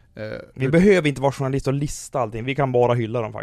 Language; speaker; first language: Swedish; native; Swedish